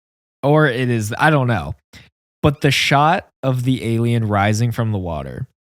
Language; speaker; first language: English; native; English